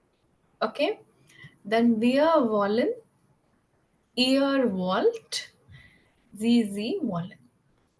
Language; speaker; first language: German; non-native, fluent; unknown